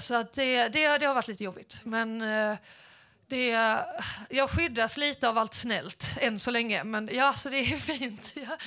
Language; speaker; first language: Swedish; native; Swedish